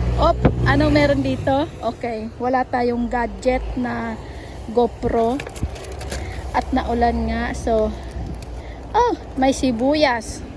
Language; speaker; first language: Filipino; native; Filipino